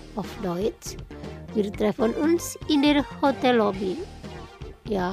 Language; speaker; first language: German; non-native, fluent; Indonesian